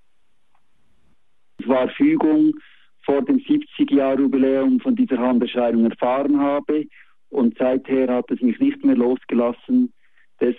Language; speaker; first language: German; native; German